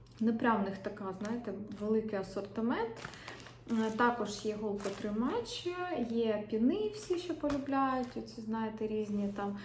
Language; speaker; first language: Ukrainian; non-native, local second language; Russian